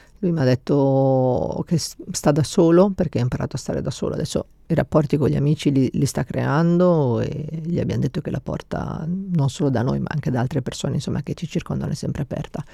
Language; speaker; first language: Italian; native; Italian